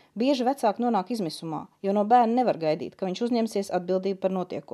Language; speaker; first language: Latvian; native; Latvian